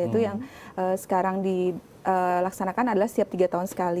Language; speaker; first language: Indonesian; native; Indonesian